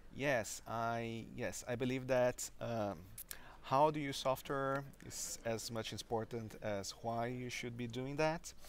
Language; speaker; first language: English; non-native, fluent; Portuguese